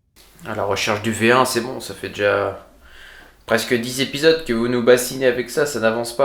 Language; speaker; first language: French; native; French